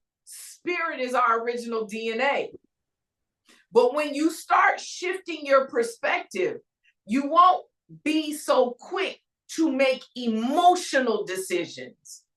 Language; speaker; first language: English; native; English